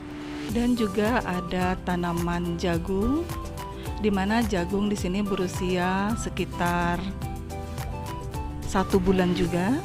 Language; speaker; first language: Indonesian; native; Indonesian